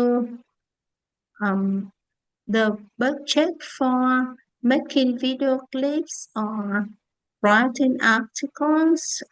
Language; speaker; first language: English; non-native, learner; Vietnamese